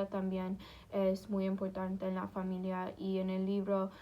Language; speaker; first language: Spanish; non-native, fluent; English